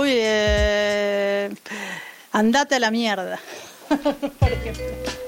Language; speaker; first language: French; non-native, learner; Spanish